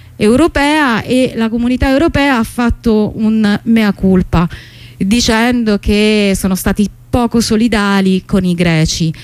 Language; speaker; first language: Italian; native; Italian